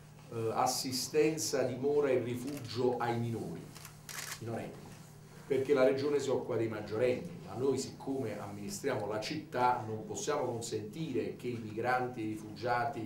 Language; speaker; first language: Italian; native; Italian